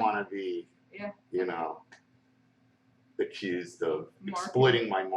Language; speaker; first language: English; native; English